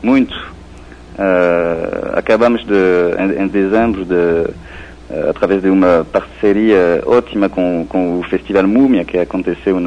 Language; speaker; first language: Portuguese; non-native, fluent; French